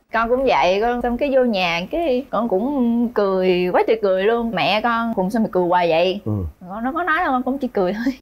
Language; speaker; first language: Vietnamese; native; Vietnamese